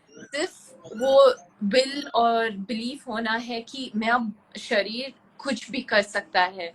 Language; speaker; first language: Hindi; non-native, local second language; Tulu